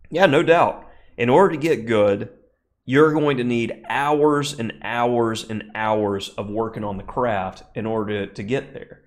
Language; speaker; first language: English; native; English